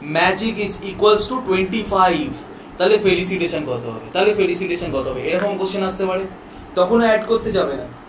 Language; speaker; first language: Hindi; non-native, local second language; Bangla